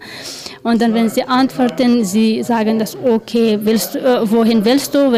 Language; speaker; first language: German; non-native, learner; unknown